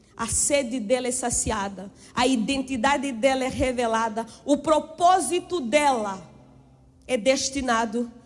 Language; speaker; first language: Portuguese; native; Portuguese